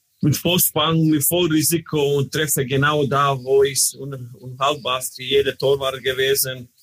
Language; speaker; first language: German; non-native, learner; Croatian